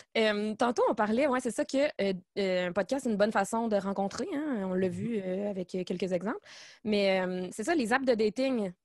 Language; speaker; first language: French; native; French